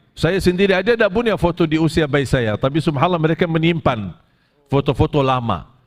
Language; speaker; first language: Malay; non-native, fluent; Arabic